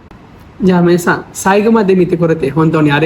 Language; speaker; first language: Japanese; non-native, learner; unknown